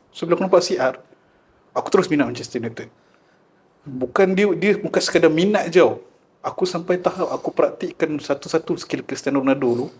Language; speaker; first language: Malay; native; Malay